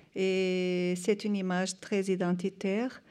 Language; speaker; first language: French; non-native, fluent; Portuguese